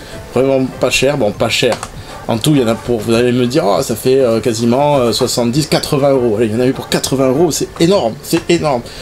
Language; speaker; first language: French; native; French